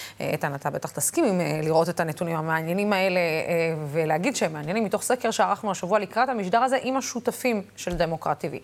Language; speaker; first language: Hebrew; non-native, local second language; Arabic